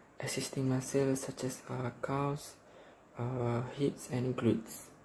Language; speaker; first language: English; non-native, learner; Malay